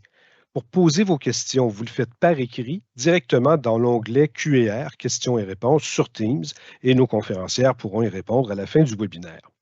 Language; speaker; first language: French; native; French